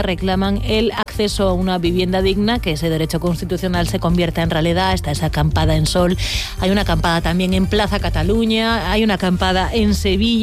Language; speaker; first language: Spanish; native; Spanish